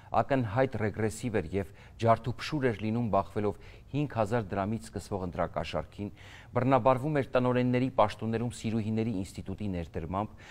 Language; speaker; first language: Armenian; native; Armenian